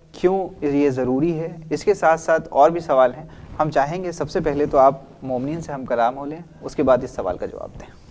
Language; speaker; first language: Urdu; native; Urdu